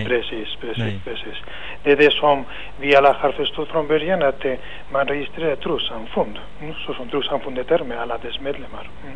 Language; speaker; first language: Swedish; non-native, fluent; Spanish